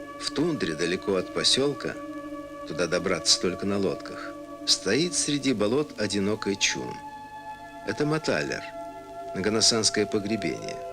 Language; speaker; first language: Russian; native; Russian